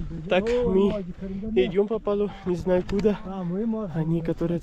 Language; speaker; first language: Russian; non-native, learner; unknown